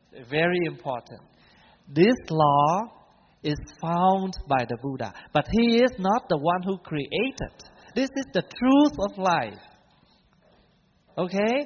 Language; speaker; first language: English; non-native, fluent; Vietnamese